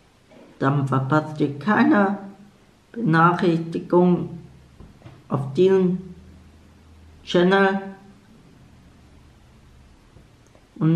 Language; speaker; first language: German; native; German